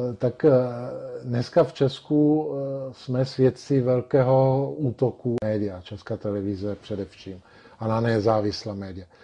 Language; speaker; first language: Czech; non-native, fluent; Italian